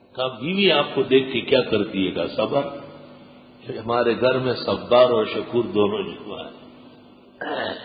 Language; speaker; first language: Urdu; non-native, local second language; Pashto